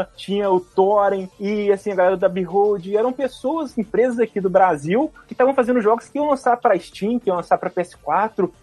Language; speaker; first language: Portuguese; native; Portuguese